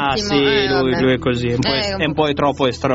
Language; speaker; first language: Italian; native; Italian